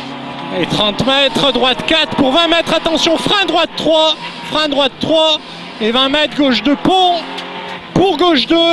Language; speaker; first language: French; native; French